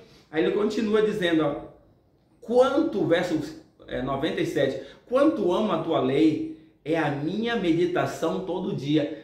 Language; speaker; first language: Portuguese; native; Portuguese